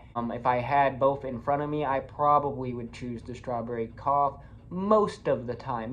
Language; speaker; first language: English; native; English